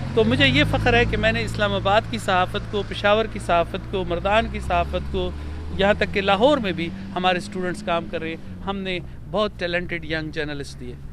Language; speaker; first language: Urdu; non-native, local second language; Pashto